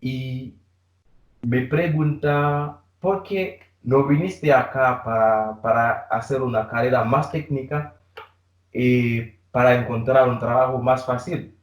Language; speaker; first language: Spanish; non-native, learner; Haitian Creole